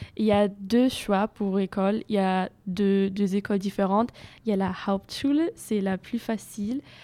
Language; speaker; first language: French; non-native, fluent; German